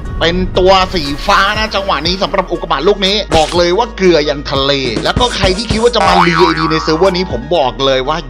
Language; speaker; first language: Thai; native; Thai